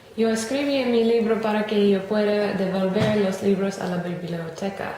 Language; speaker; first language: Spanish; non-native, learner; English